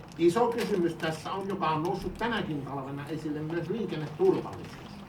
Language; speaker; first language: Finnish; native; Finnish